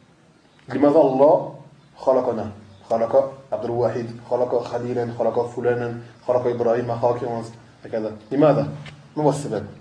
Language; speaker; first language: Arabic; non-native, fluent; French